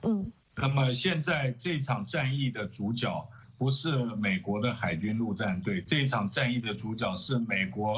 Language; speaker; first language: Chinese; native; Chinese